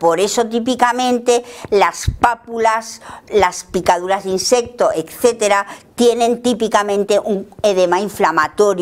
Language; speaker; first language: Spanish; native; Spanish